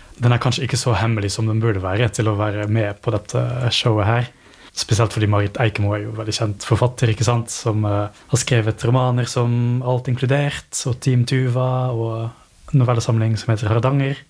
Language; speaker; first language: Norwegian; native; Norwegian